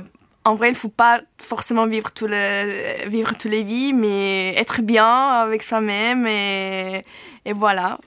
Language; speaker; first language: French; non-native, fluent; Italian